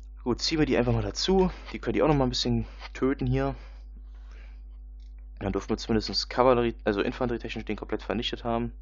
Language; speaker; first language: German; native; German